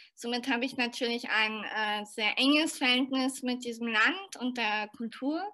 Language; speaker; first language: German; early bilingual, other home language; French